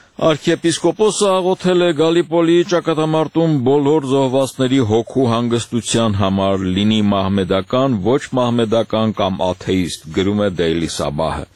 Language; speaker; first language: Armenian; native; Armenian